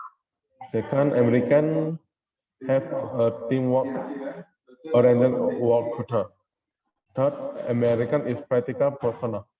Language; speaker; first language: English; non-native, learner; Indonesian